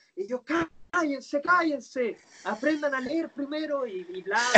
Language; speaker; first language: Spanish; native; Spanish